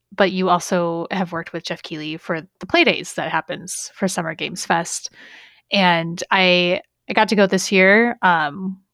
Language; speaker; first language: English; native; English